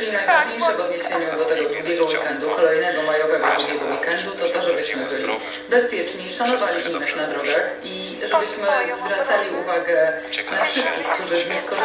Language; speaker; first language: Polish; native; Polish